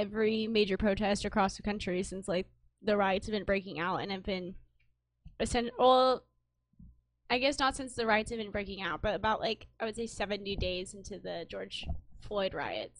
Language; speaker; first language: English; native; English